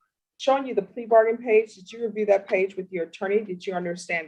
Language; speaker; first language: English; native; English